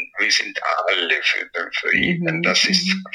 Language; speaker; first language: German; non-native, local second language; Italian